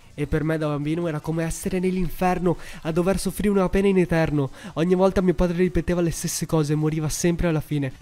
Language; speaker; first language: Italian; early bilingual, heritage; Italian